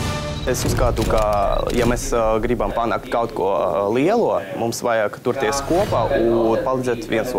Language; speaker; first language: Latvian; non-native, fluent; Russian